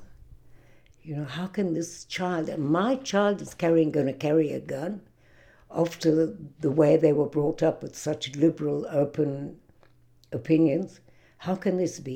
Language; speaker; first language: English; native; English